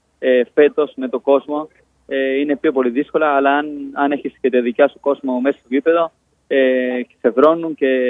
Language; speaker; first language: Greek; non-native, fluent; Spanish